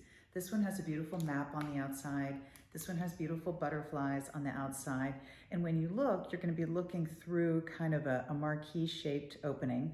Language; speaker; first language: English; native; English